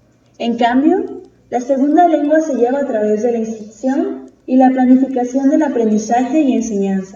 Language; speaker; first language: Spanish; native; Spanish